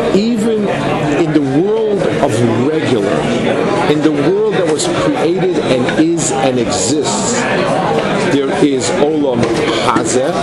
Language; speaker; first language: English; native; English